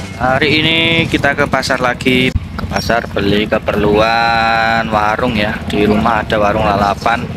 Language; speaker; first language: Indonesian; non-native, local second language; Javanese